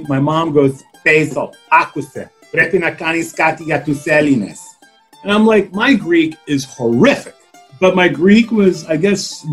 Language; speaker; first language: English; native; English